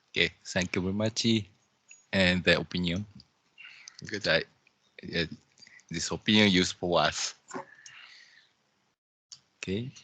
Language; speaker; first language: English; non-native, learner; Japanese